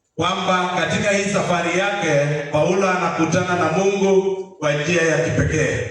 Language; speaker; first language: Swahili; non-native, local second language; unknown